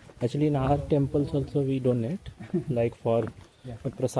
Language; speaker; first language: English; early bilingual, heritage; Bangla